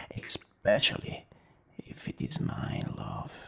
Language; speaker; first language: English; non-native, fluent; Italian